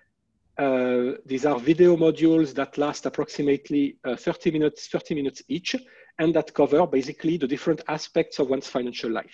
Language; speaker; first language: English; non-native, fluent; French